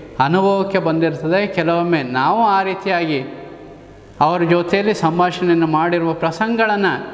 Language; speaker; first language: Kannada; native; Kannada